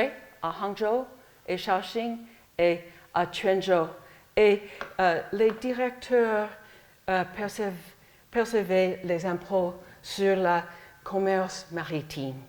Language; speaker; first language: French; non-native, fluent; English